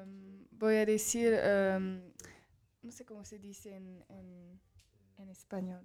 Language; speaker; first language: Spanish; non-native, learner; French